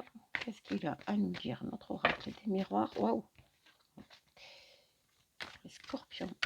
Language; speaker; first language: French; native; French